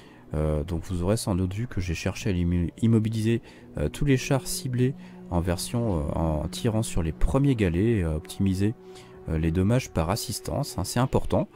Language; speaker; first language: French; native; French